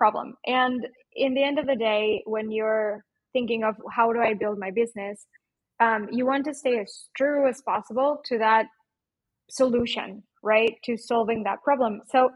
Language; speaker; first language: English; non-native, fluent; Spanish